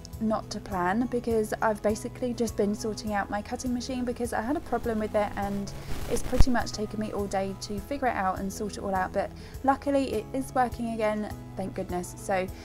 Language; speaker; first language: English; native; English